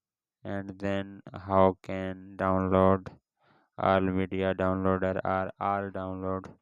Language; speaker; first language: English; non-native, local second language; Urdu